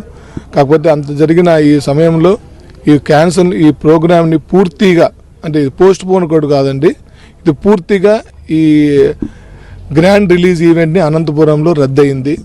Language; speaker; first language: Telugu; native; Telugu